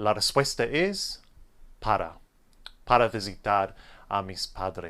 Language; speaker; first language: Spanish; non-native, fluent; English